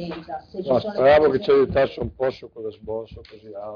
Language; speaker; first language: Italian; native; Italian